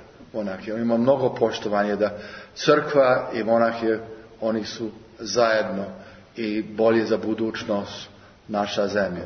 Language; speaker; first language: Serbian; non-native, learner; English